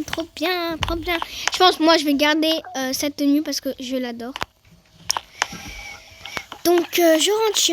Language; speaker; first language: French; native; French